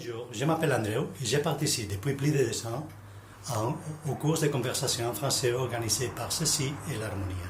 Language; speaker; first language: French; non-native, fluent; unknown